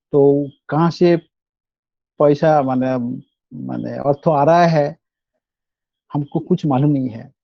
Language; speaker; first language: Hindi; non-native, local second language; Bangla